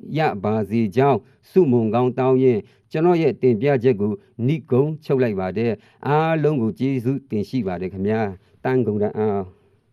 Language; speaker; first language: Burmese; non-native, local second language; Mon